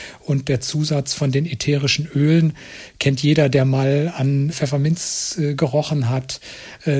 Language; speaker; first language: German; native; German